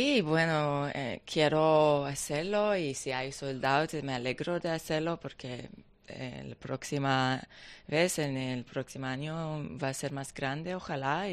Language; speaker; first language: Spanish; non-native, learner; Hebrew